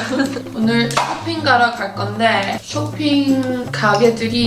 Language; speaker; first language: Korean; early bilingual, heritage; English